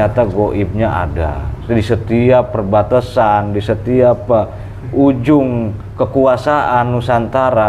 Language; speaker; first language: Indonesian; native; Indonesian